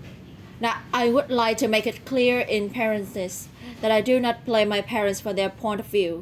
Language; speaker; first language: English; non-native, learner; Vietnamese